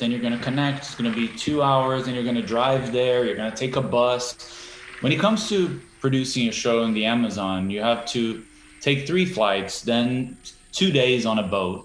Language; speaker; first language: English; non-native, fluent; Portuguese